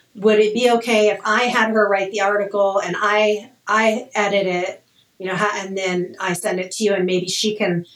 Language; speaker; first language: English; native; English